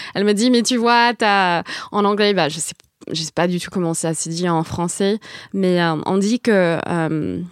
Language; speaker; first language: French; non-native, fluent; English